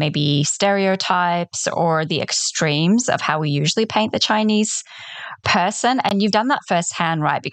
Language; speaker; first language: English; non-native, fluent; Polish